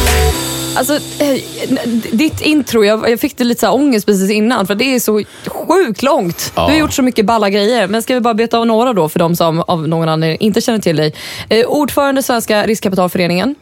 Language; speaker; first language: Swedish; native; Swedish